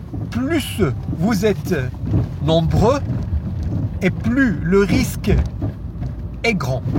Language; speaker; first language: French; non-native, fluent; Arabic